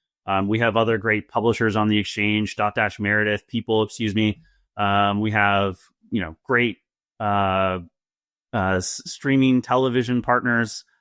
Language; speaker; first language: English; native; English